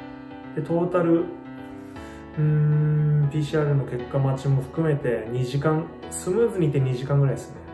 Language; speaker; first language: Japanese; native; Japanese